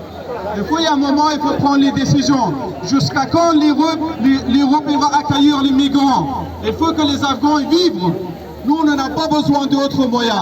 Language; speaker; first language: French; non-native, fluent; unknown